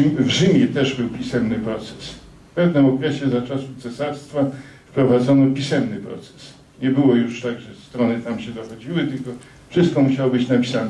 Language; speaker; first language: Polish; native; Polish